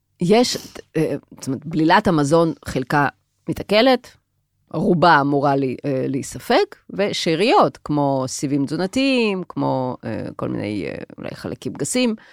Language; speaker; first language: Hebrew; native; Hebrew